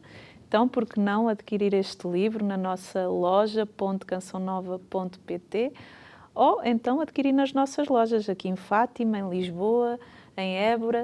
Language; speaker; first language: Portuguese; native; Portuguese